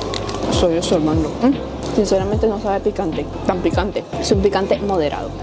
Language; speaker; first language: Spanish; native; Spanish